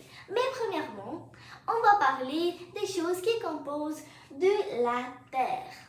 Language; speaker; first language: French; non-native, fluent; English